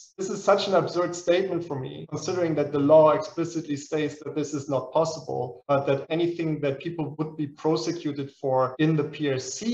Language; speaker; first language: English; non-native, fluent; German